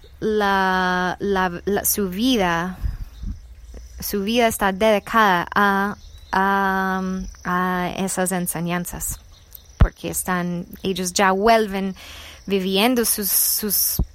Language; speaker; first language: Spanish; non-native, fluent; English